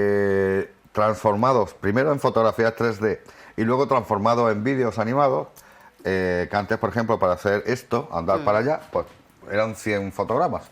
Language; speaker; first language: Spanish; native; Spanish